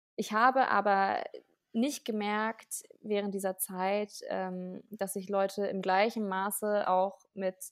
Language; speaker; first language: German; native; German